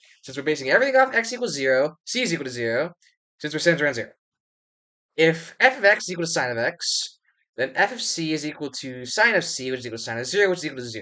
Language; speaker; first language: English; native; English